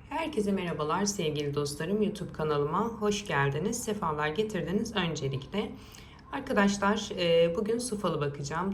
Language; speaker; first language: Turkish; native; Turkish